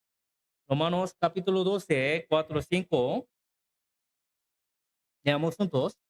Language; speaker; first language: Spanish; non-native, learner; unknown